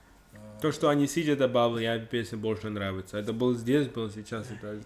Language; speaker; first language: Russian; non-native, learner; English